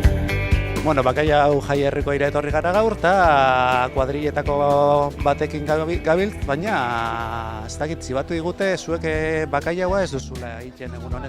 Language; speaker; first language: Basque; native; Basque